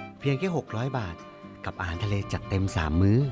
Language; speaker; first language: Thai; native; Thai